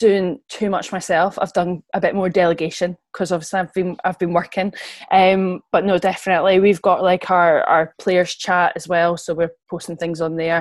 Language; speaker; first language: English; native; English